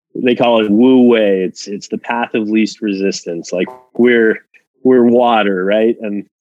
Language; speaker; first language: English; non-native, fluent; Spanish